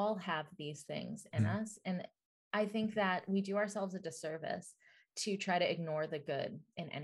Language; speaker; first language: English; native; English